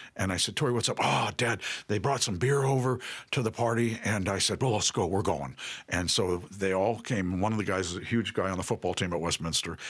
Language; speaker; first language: English; native; English